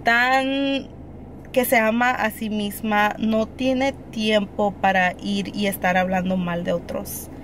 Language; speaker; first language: Spanish; early bilingual, heritage; Spanish